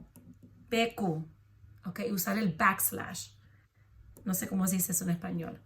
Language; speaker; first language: Spanish; early bilingual, heritage; Spanish